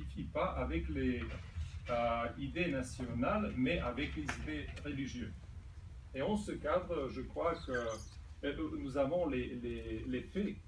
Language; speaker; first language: French; non-native, fluent; Serbian